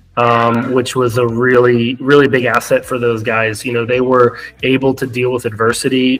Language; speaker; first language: English; early bilingual, other home language; Arabic